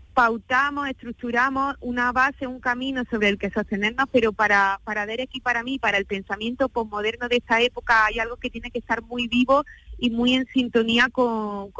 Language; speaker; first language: Spanish; native; Spanish